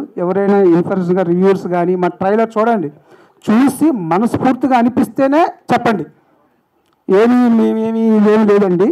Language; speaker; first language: Telugu; native; Telugu